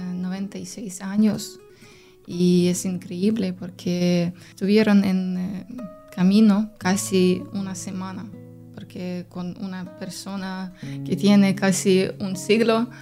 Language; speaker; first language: Spanish; non-native, learner; Ukrainian